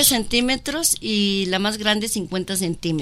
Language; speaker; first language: Spanish; native; Spanish